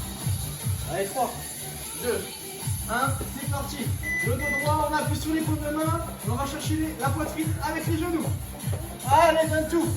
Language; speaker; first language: French; native; French